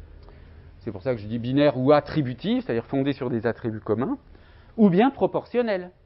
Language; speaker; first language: French; native; French